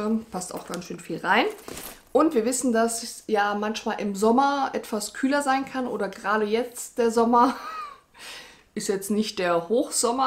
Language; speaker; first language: German; native; German